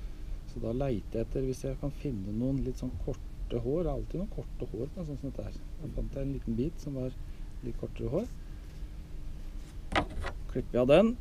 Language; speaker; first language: Norwegian; native; Norwegian